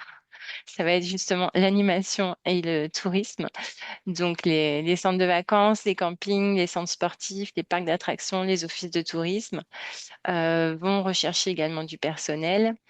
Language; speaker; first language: French; native; French